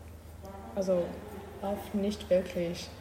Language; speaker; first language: German; non-native, learner; French